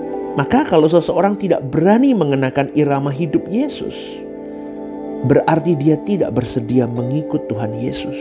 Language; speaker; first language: Indonesian; native; Indonesian